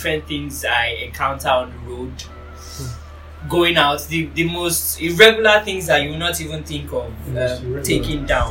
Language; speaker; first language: English; non-native, local second language; Yoruba